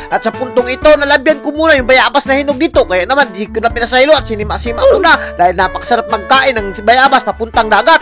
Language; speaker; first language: Filipino; non-native, local second language; Cebuano